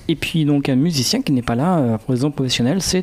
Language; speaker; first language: French; native; French